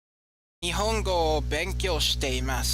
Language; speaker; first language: Japanese; non-native, learner; English